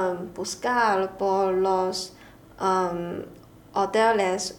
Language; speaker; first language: Spanish; non-native, learner; Chinese